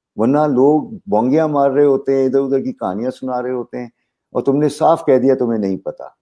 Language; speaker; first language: Urdu; native; Urdu